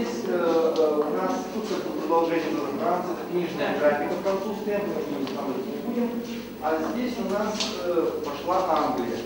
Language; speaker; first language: Russian; native; Russian